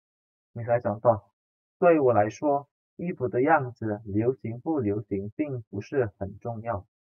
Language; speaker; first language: Chinese; non-native, fluent; Indonesian